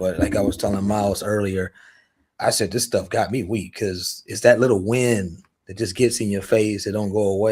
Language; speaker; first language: English; native; English